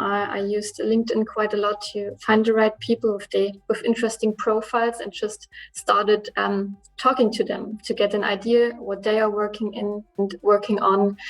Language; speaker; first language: English; non-native, fluent; German